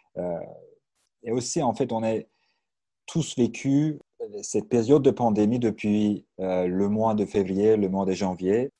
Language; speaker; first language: French; non-native, fluent; Turkish